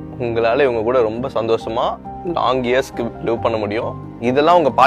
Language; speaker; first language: Tamil; native; Tamil